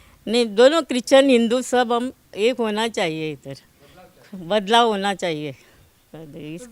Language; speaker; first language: Hindi; non-native, local second language; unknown